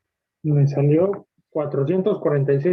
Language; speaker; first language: Spanish; native; Spanish